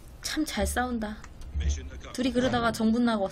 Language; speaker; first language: Korean; native; Korean